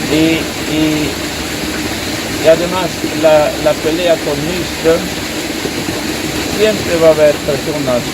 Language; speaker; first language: Spanish; non-native, fluent; Swedish